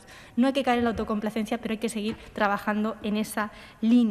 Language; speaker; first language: Spanish; native; Spanish